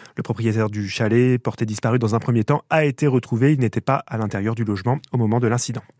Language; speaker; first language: French; native; French